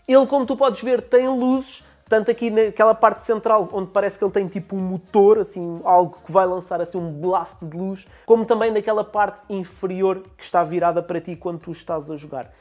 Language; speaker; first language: Portuguese; native; Portuguese